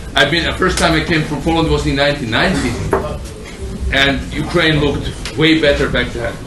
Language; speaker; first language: English; non-native, fluent; Georgian